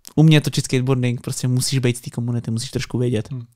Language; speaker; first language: Czech; native; Czech